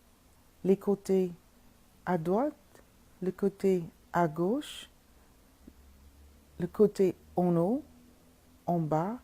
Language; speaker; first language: French; non-native, fluent; English